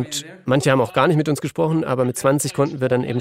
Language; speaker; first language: German; native; German